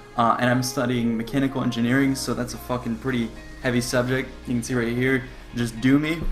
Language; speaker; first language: English; native; English